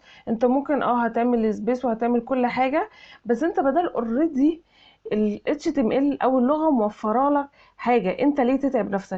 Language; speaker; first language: Arabic; native; Arabic